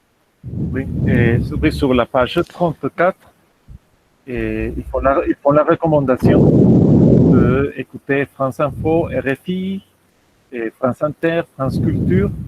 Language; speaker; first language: French; non-native, fluent; Spanish